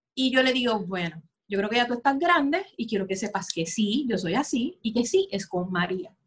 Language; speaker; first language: Spanish; native; Spanish